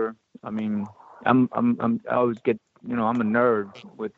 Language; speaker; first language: English; non-native, local second language; Cantonese